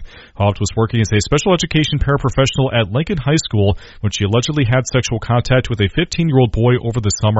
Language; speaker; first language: English; native; English